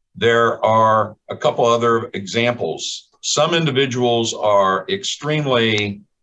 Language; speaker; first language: English; native; English